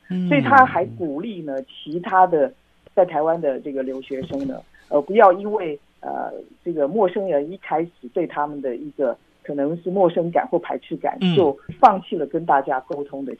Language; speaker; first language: Chinese; native; Chinese